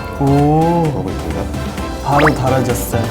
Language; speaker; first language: Korean; non-native, fluent; Chinese